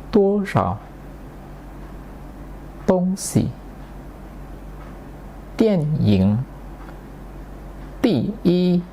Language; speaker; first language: Chinese; non-native, fluent; Indonesian